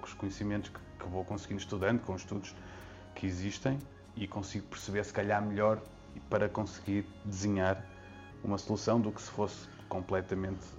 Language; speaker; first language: Portuguese; native; Portuguese